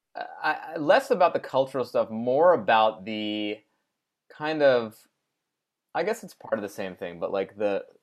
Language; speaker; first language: English; native; English